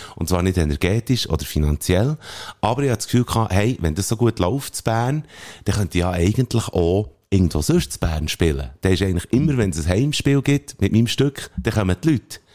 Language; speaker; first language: German; native; German